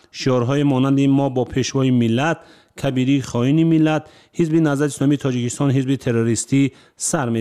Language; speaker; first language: Tajik; native; Tajik